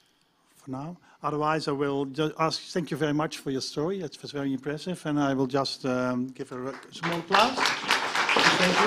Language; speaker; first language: English; non-native, fluent; Dutch